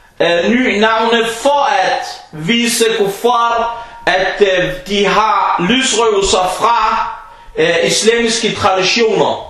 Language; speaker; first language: Danish; early bilingual, other home language; Arabic